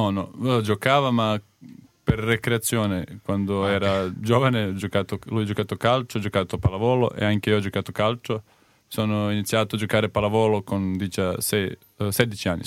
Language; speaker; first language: Italian; non-native, learner; Serbian